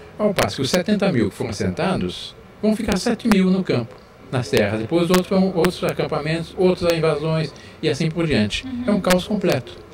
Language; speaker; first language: Portuguese; early bilingual, other home language; French